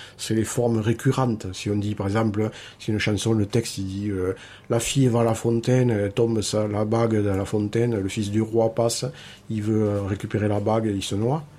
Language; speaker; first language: French; native; French